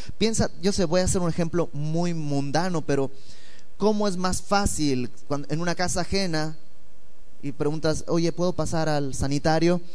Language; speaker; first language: Spanish; native; Spanish